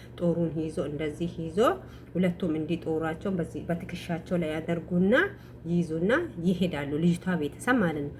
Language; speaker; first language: Amharic; non-native, local second language; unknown